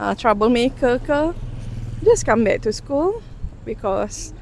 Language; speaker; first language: English; non-native, local second language; Malay